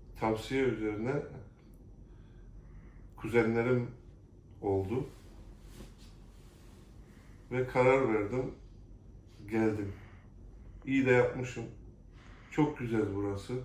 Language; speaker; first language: Turkish; early bilingual, heritage; Turkish